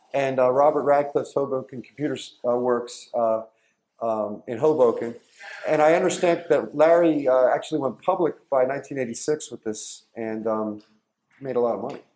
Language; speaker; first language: English; native; English